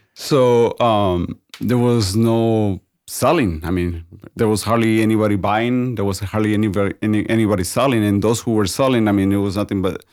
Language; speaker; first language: English; non-native, fluent; Spanish